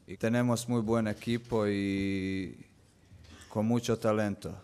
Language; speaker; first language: Spanish; non-native, learner; Croatian